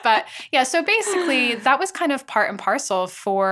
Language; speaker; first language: English; native; English